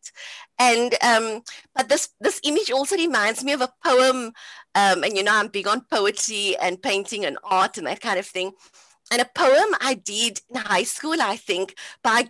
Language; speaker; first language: English; native; English